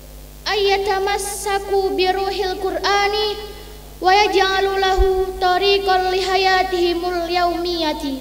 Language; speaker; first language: Arabic; non-native, learner; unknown